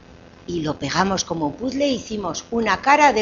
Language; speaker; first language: Spanish; native; Spanish